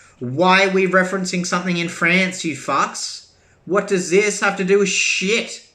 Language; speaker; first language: English; native; English